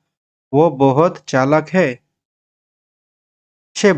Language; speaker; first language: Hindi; non-native, learner; Bangla